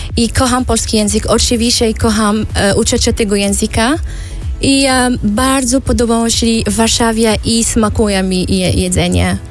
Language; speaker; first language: Polish; non-native, learner; Arabic